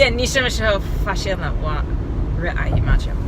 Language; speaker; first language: Chinese; non-native, learner; English